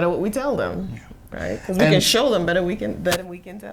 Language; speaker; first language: English; native; English